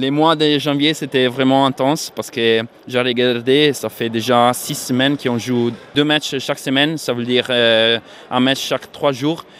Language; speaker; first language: French; non-native, fluent; Italian